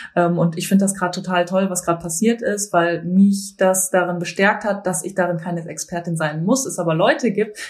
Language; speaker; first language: German; native; German